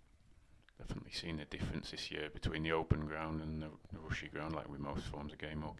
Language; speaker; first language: English; native; English